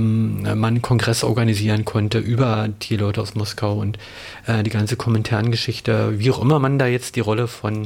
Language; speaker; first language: German; native; German